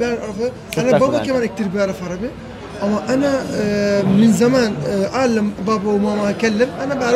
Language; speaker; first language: Arabic; early bilingual, heritage; Turkish